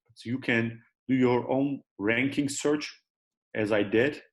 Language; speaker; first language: English; non-native, fluent; Turkish